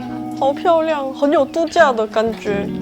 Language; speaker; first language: Chinese; non-native, fluent; Korean